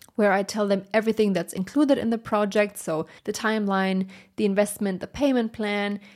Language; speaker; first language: English; non-native, fluent; German